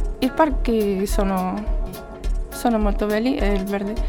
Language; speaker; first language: Italian; non-native, learner; Spanish